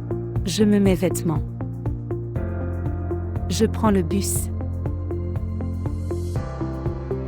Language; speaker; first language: French; non-native, local second language; Malagasy